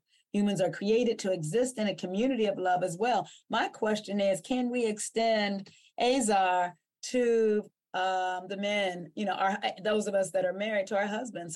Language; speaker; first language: English; native; English